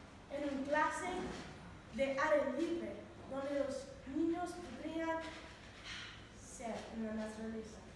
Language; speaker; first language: Spanish; non-native, learner; English